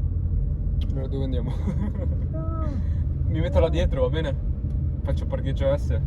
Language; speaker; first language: Italian; early bilingual, other home language; Filipino